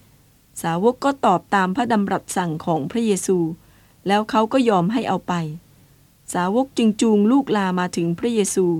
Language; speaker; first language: Thai; native; Thai